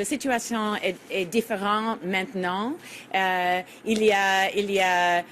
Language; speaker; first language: French; non-native, learner; English